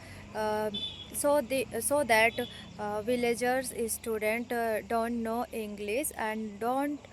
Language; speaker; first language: English; non-native, learner; Hindi